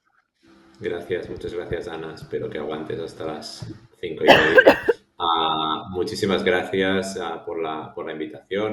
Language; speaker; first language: Spanish; native; Spanish